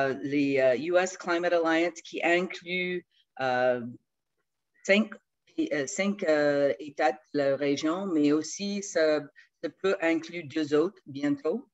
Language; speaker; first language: French; non-native, fluent; English